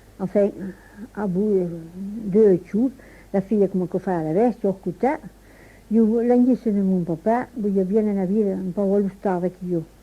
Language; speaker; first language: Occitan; native; Occitan